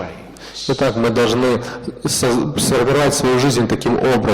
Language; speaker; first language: Russian; native; Russian